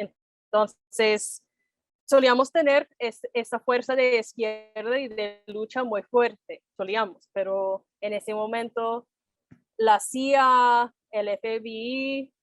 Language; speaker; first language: Spanish; non-native, fluent; English